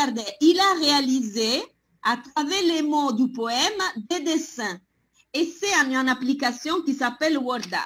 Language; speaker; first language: French; non-native, fluent; Italian